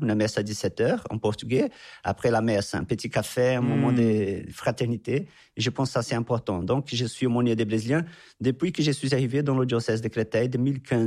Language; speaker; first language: French; non-native, fluent; Portuguese